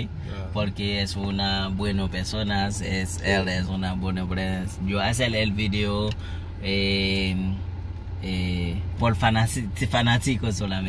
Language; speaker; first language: Spanish; non-native, learner; Haitian Creole